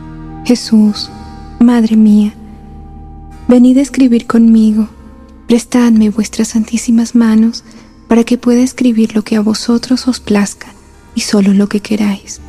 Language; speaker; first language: Spanish; native; Spanish